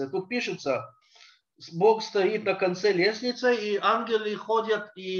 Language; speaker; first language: Russian; early bilingual, heritage; Russian